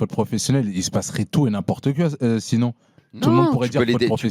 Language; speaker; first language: French; native; French